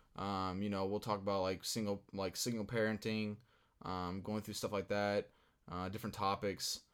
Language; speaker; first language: English; native; English